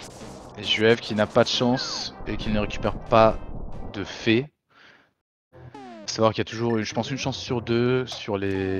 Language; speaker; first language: French; native; French